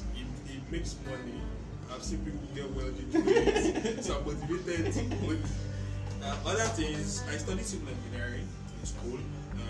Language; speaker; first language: English; non-native, local second language; Yoruba